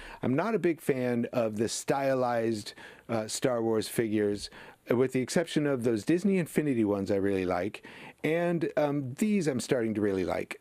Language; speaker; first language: English; native; English